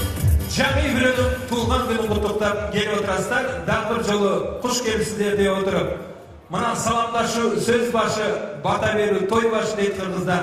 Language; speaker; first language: Kyrgyz; native; Kyrgyz